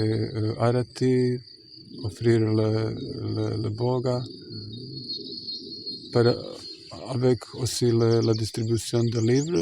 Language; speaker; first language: French; non-native, fluent; Croatian